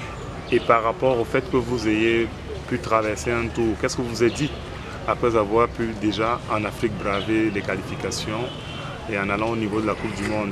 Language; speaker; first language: French; native; French